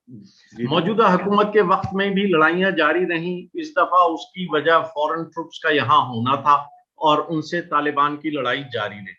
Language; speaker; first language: Urdu; native; Urdu